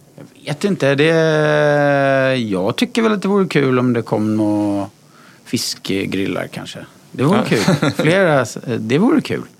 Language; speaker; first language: Swedish; native; Swedish